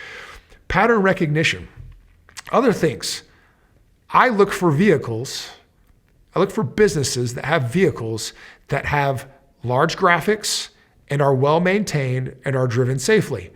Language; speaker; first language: English; native; English